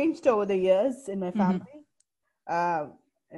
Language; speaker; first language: English; non-native, local second language; Malayalam